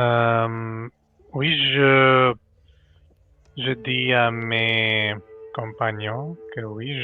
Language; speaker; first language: French; non-native, learner; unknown